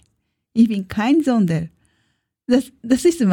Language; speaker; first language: German; non-native, learner; Japanese